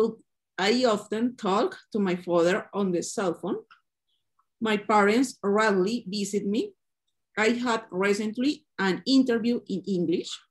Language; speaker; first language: English; non-native, learner; Spanish